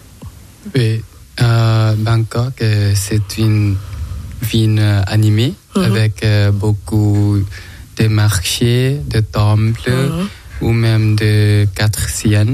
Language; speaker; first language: French; non-native, learner; Thai